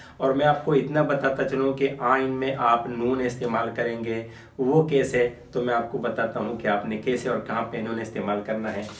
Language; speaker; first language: Urdu; non-native, local second language; Pashto